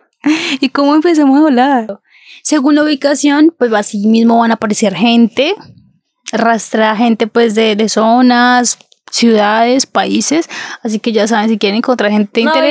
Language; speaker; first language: Spanish; native; Spanish